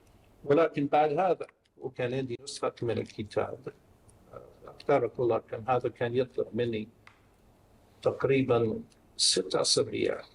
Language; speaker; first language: Arabic; non-native, fluent; English